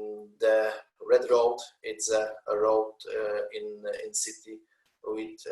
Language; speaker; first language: English; non-native, learner; Polish